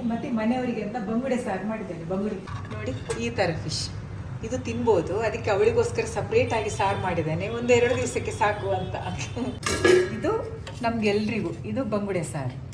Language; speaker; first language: Kannada; non-native, local second language; Tulu